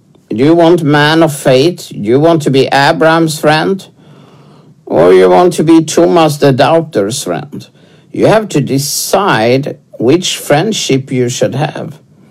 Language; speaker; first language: English; non-native, fluent; Swedish